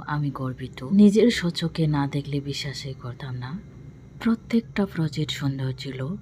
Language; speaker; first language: Bangla; non-native, local second language; Bodo